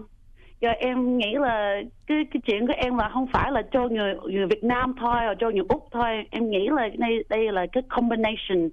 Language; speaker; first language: Vietnamese; early bilingual, heritage; Vietnamese